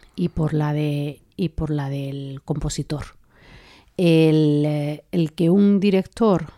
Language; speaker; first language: Spanish; native; Spanish